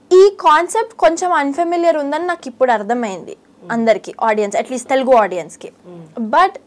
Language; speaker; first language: Telugu; early bilingual, heritage; Telugu